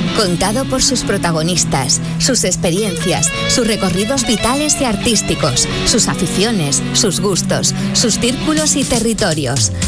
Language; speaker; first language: Spanish; native; Spanish